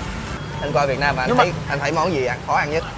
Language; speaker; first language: Vietnamese; native; Vietnamese